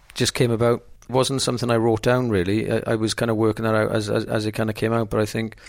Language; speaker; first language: English; native; English